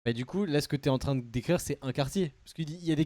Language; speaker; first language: French; native; French